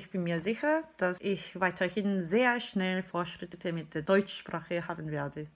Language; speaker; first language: German; non-native, fluent; Korean